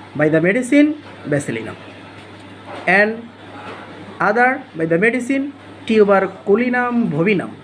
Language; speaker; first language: English; non-native, local second language; Bangla